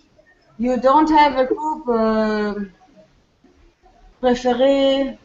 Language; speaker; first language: English; non-native, learner; French